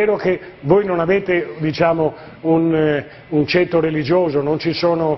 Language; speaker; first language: Italian; native; Italian